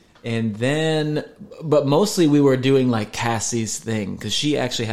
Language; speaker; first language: English; native; English